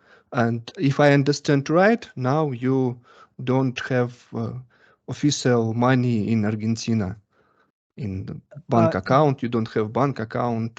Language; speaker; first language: English; non-native, learner; Russian